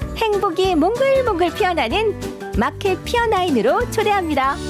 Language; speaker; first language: Korean; native; Korean